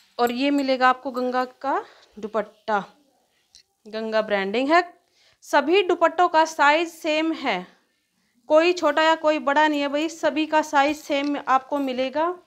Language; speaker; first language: Hindi; native; Hindi